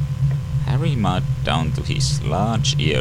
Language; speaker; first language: English; native; English